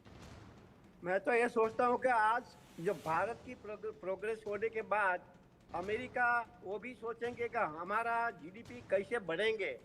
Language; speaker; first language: Hindi; non-native, local second language; Gujarati